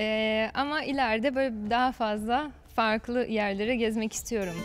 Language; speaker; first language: Turkish; non-native, fluent; Portuguese